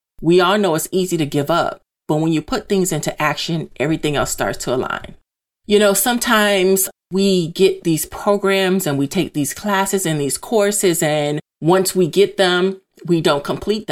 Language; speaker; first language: English; native; English